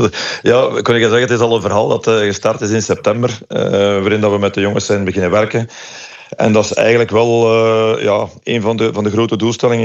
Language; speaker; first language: Dutch; native; Dutch